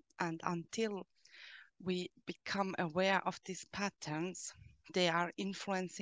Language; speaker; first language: English; non-native, fluent; German